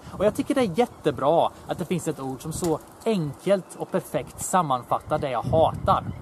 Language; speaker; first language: Swedish; early bilingual, other home language; Bosnian